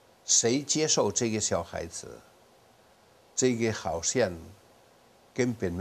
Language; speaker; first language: Chinese; non-native, fluent; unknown